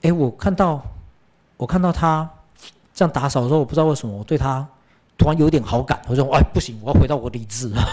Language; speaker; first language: Chinese; early bilingual, heritage; Chinese